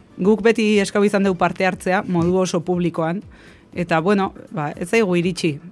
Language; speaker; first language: Basque; native; Basque